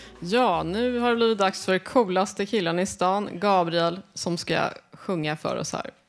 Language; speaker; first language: Swedish; native; Swedish